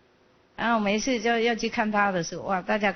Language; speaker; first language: Chinese; non-native, fluent; Vietnamese